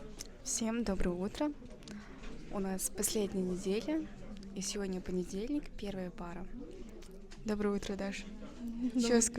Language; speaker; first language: Russian; non-native, learner; Mongolian